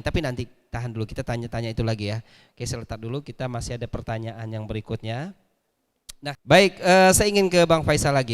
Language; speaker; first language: Malay; native; Malay